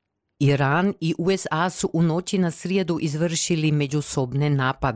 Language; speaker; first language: Serbian; native; Serbian